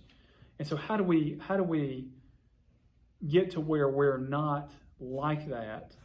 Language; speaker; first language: English; native; English